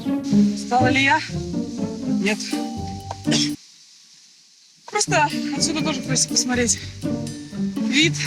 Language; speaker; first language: Russian; native; Russian